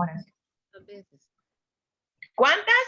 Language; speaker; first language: Spanish; native; Spanish